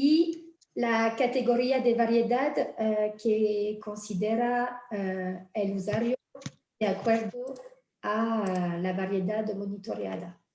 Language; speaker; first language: Spanish; non-native, fluent; French